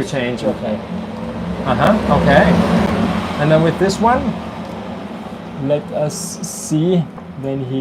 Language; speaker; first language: English; non-native, fluent; German